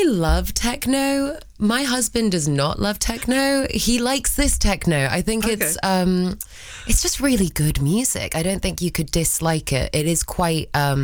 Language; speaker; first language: English; early bilingual, other home language; Spanish